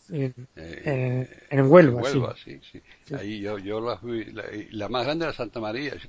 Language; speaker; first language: Spanish; native; Spanish